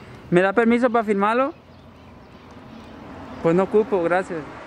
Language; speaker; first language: Spanish; early bilingual, heritage; Spanish